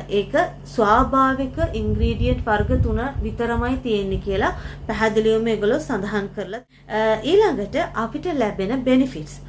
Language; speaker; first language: Sinhala; native; Sinhala